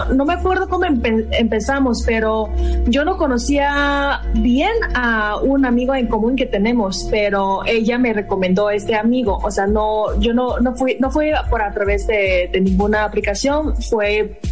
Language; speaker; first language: Spanish; non-native, fluent; Chinese